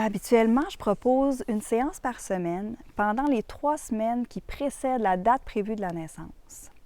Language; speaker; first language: French; native; French